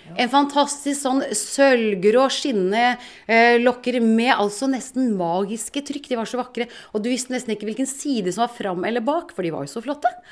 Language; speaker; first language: Norwegian; native; Norwegian